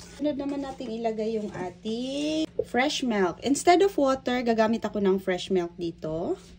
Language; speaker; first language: Filipino; non-native, local second language; Cebuano